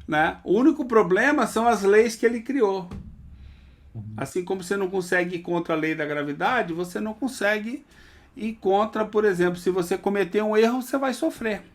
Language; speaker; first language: Portuguese; native; Portuguese